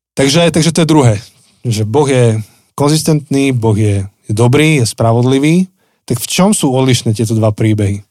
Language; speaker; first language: Slovak; native; Slovak